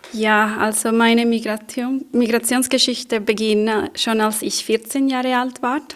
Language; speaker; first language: German; non-native, fluent; Spanish